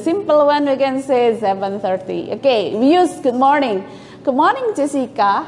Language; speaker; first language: English; non-native, fluent; Indonesian